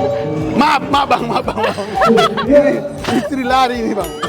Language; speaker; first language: Indonesian; native; Indonesian